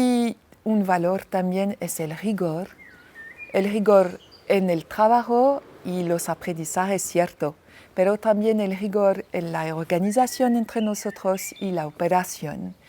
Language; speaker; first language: Spanish; non-native, fluent; French